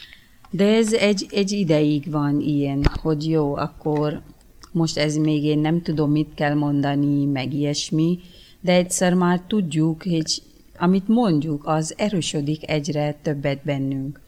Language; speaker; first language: Hungarian; early bilingual, other home language; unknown